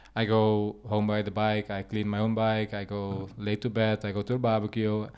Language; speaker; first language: English; non-native, fluent; Dutch